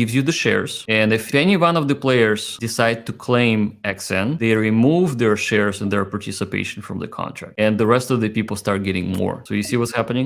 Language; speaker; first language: English; native; English